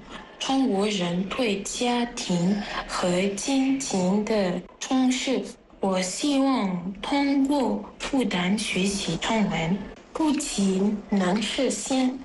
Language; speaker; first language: Chinese; non-native, learner; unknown